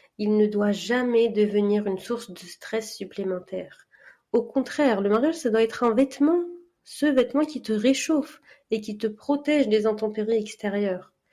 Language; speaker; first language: French; early bilingual, other home language; Arabic